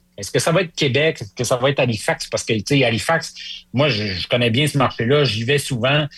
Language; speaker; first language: French; native; French